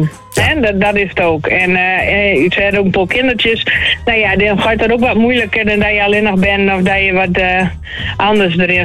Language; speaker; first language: Dutch; native; Dutch